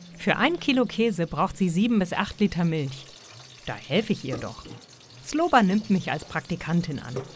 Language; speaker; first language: German; native; German